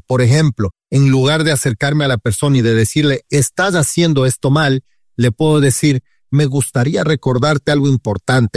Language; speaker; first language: Spanish; native; Spanish